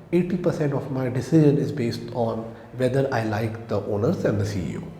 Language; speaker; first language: English; non-native, local second language; Urdu